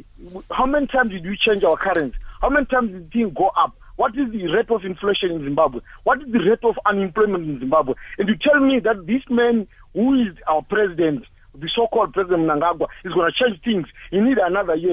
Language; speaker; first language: English; non-native, local second language; Shona